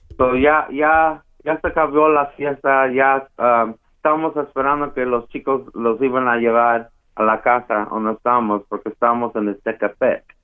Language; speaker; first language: Spanish; early bilingual, heritage; Spanish